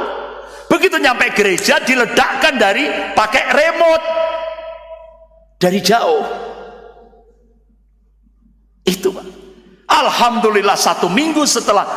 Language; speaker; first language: Indonesian; non-native, local second language; Javanese